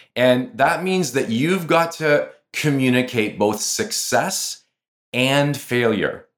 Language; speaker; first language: English; native; English